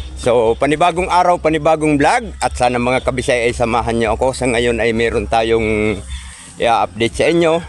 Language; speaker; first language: Filipino; non-native, local second language; Cebuano